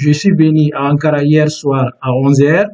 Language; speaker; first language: French; non-native, fluent; Turkish